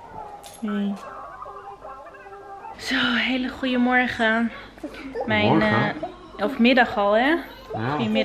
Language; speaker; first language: Dutch; native; Dutch